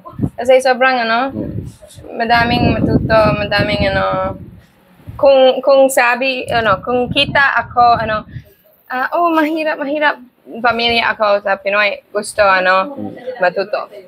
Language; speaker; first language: Filipino; non-native, learner; English